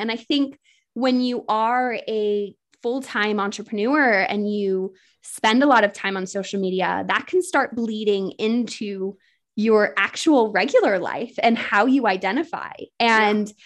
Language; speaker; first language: English; native; English